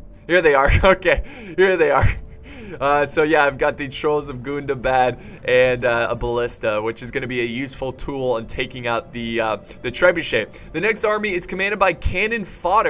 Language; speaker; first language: English; native; English